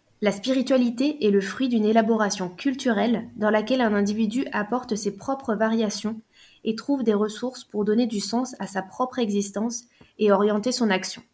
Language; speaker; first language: French; native; French